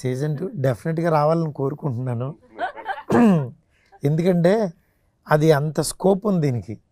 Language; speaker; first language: Telugu; native; Telugu